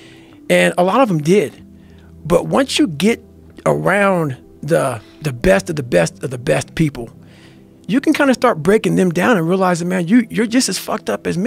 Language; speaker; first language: English; native; English